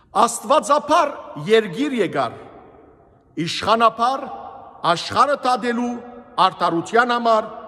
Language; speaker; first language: Armenian; native; Armenian